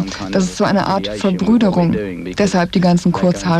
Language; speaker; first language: German; native; German